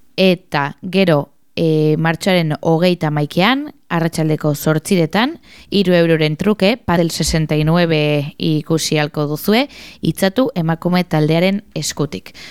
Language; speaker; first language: Basque; native; Basque